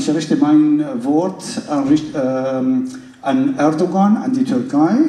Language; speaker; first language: German; non-native, fluent; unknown